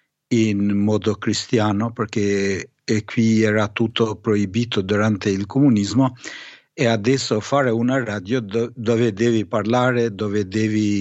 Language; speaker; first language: Italian; non-native, fluent; Albanian